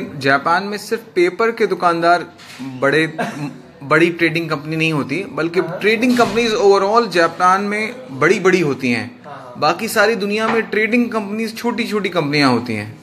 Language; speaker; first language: Urdu; native; Urdu